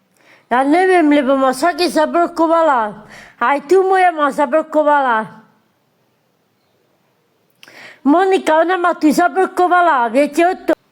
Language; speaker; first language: Slovak; non-native, local second language; Romany